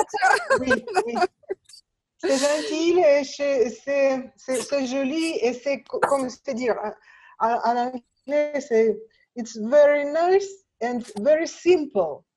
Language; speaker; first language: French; non-native, learner; Russian